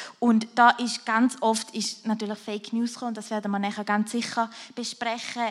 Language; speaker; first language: German; native; German